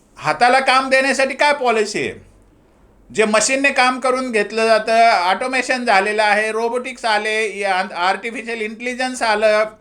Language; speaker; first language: Marathi; native; Marathi